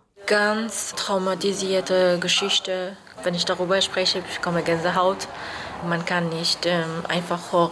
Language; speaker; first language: German; non-native, fluent; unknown